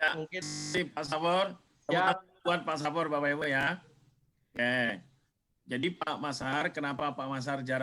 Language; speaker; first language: Indonesian; native; Indonesian